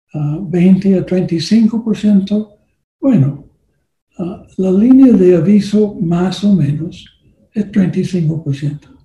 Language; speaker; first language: Spanish; non-native, learner; English